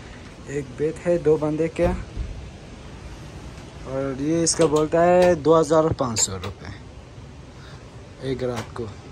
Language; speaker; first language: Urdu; non-native, learner; Persian